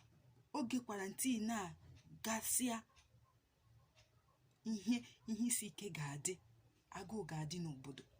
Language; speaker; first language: Igbo; native; Igbo